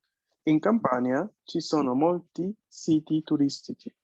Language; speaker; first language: Italian; non-native, fluent; Spanish